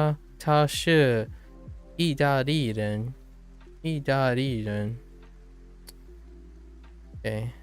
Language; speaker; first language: Chinese; non-native, learner; English